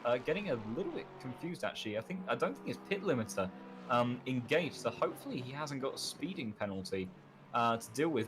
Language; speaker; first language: English; native; English